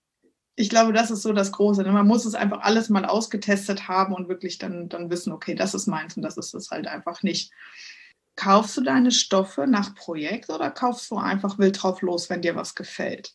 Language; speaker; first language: German; native; German